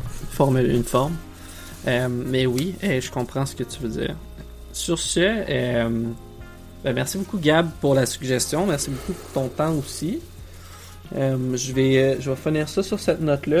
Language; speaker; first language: French; native; French